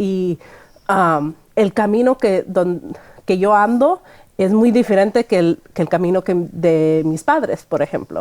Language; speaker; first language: Spanish; early bilingual, heritage; Spanish